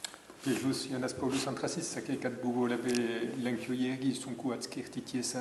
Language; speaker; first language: Lithuanian; non-native, learner; French